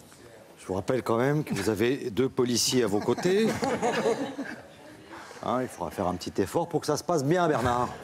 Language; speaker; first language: French; native; French